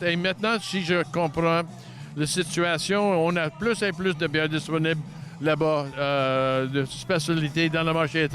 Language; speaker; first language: French; non-native, local second language; English